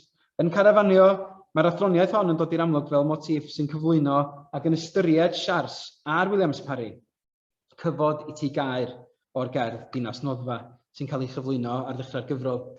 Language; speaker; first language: Welsh; native; Welsh